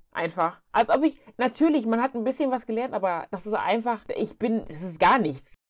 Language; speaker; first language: German; early bilingual, other home language; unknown